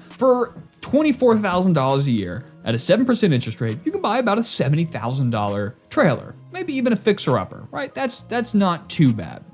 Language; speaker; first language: English; native; English